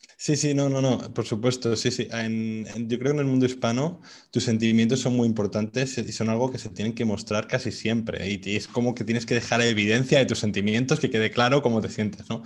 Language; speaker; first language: Spanish; native; Spanish